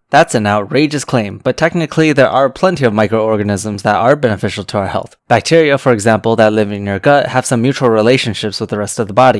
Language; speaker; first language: English; native; English